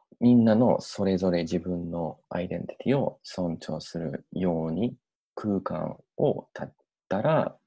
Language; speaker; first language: Japanese; non-native, learner; English